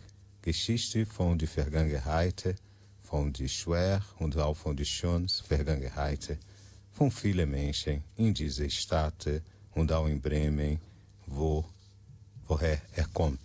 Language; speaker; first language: German; non-native, learner; Portuguese